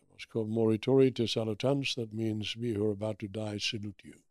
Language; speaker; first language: English; early bilingual, other home language; German